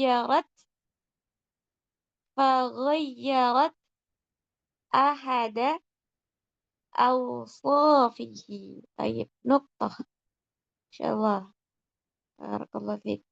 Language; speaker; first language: Arabic; non-native, fluent; Indonesian